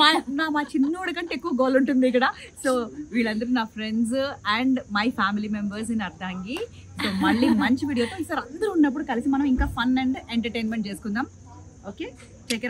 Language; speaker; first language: Telugu; native; Telugu